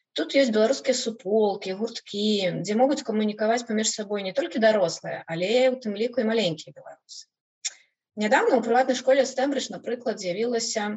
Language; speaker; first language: Belarusian; non-native, local second language; Russian